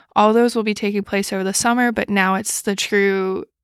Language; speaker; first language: English; native; English